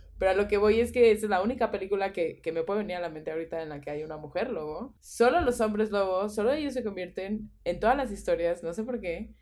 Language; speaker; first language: Spanish; native; Spanish